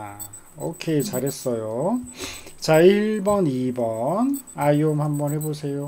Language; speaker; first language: Korean; native; Korean